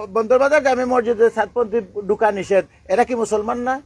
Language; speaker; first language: Bangla; non-native, local second language; Sylheti